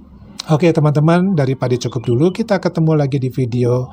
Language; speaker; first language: Indonesian; native; Indonesian